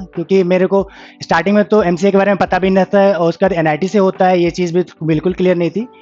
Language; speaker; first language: Hindi; native; Hindi